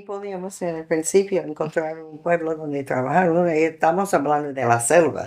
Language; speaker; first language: Spanish; non-native, fluent; English